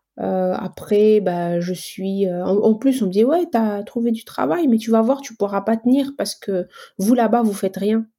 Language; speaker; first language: French; non-native, local second language; Arabic